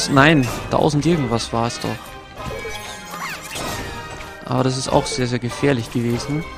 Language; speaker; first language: German; native; German